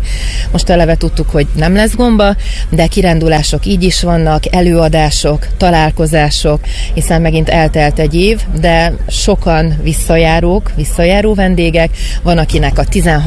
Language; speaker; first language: Hungarian; native; Hungarian